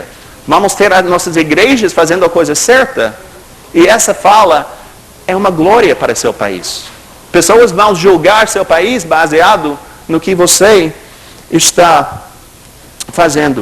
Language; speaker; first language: Portuguese; non-native, fluent; English